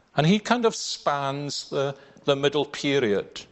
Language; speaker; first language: English; native; English